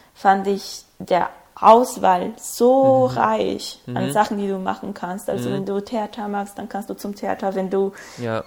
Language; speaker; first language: German; non-native, fluent; Spanish